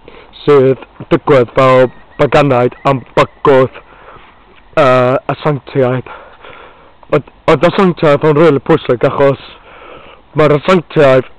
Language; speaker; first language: Welsh; non-native, learner; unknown